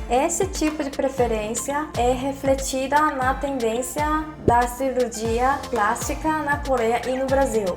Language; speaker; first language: Portuguese; non-native, fluent; Korean